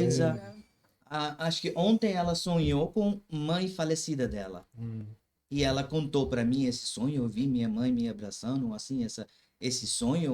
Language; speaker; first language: Portuguese; non-native, learner; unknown